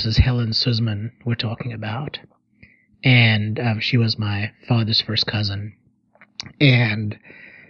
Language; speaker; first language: English; native; English